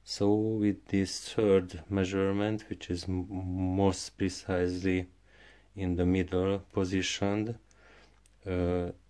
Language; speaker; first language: English; non-native, learner; Hungarian